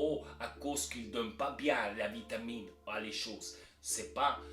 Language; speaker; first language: French; non-native, local second language; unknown